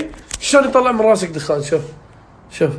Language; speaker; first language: Arabic; native; Arabic